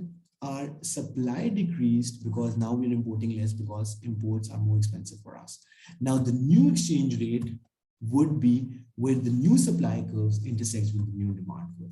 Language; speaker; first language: English; non-native, local second language; Urdu